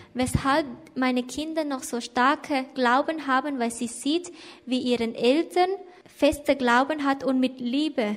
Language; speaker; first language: German; non-native, learner; Thai